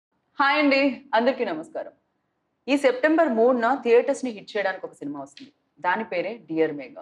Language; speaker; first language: Telugu; native; Telugu